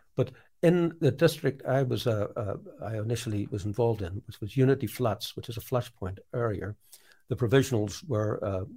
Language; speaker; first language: English; native; English